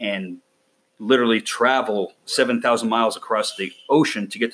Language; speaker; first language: English; non-native, fluent; Arabic